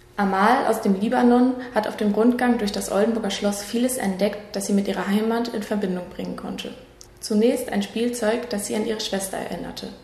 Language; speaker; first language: German; native; German